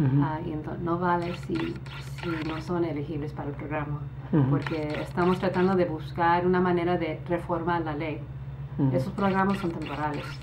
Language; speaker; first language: Spanish; early bilingual, other home language; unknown